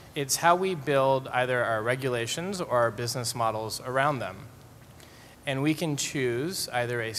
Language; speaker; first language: English; native; English